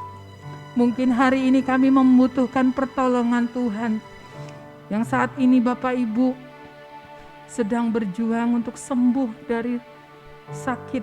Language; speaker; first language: Indonesian; native; Indonesian